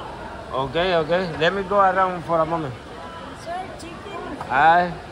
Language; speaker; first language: English; non-native, learner; Spanish